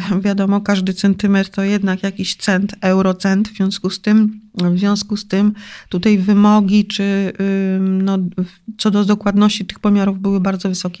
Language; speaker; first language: Polish; native; Polish